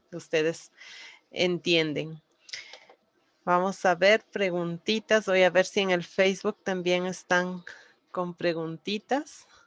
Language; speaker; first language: Spanish; native; Spanish